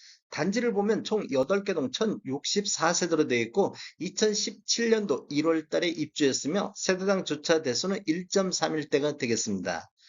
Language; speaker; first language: Korean; native; Korean